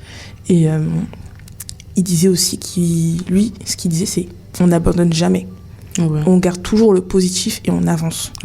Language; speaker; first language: French; native; French